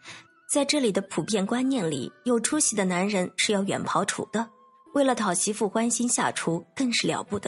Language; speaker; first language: Chinese; native; Chinese